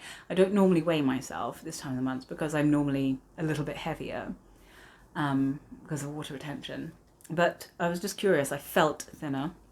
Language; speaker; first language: English; native; English